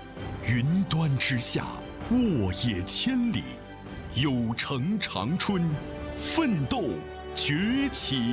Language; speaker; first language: Chinese; native; Chinese